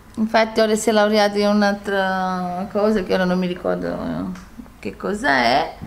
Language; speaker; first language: Italian; non-native, fluent; Portuguese